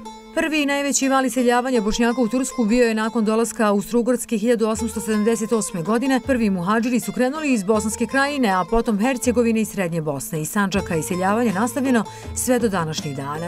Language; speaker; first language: Serbian; native; Serbian